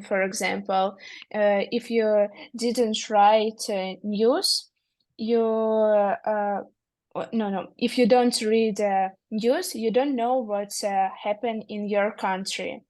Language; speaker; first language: English; non-native, learner; Russian